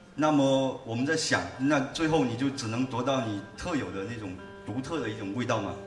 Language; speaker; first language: Chinese; native; Chinese